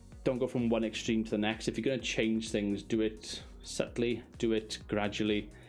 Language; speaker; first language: English; native; English